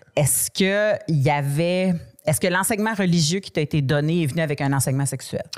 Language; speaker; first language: French; native; French